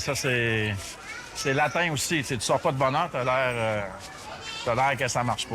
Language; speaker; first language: French; native; French